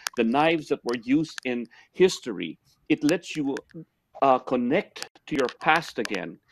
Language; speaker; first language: English; native; English